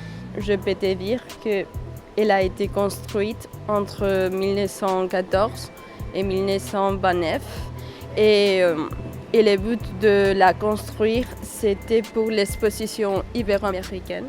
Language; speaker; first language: French; non-native, fluent; Spanish